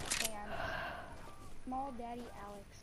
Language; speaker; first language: English; native; English